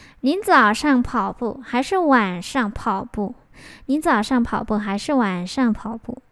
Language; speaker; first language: Chinese; non-native, fluent; Vietnamese